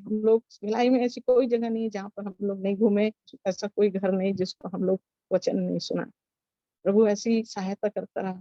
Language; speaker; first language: Hindi; native; Hindi